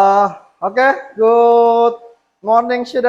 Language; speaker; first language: English; non-native, fluent; Indonesian